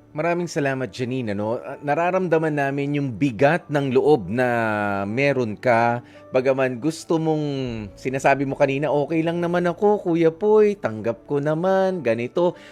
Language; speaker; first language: Filipino; native; Filipino